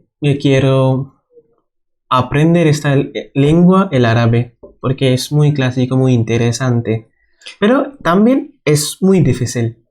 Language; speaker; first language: Spanish; non-native, fluent; Bangla